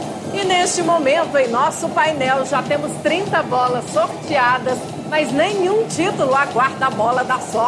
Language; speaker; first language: Portuguese; native; Portuguese